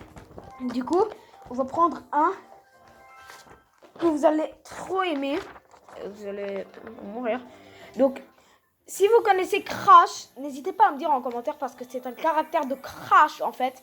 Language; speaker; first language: French; native; French